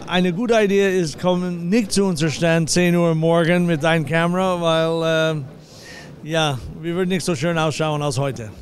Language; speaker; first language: German; non-native, fluent; English